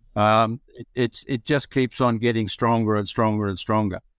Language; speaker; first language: English; native; English